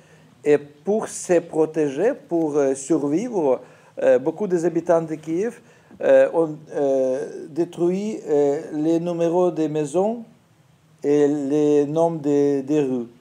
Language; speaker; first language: French; non-native, fluent; Russian